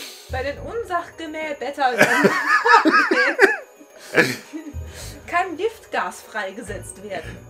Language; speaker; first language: German; native; German